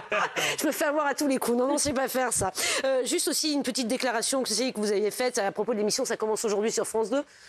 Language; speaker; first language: French; native; French